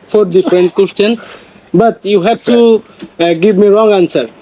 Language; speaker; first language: English; non-native, local second language; Bangla